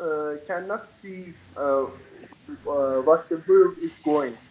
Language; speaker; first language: English; non-native, learner; Persian